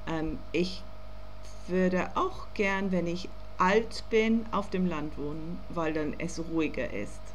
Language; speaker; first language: German; non-native, learner; English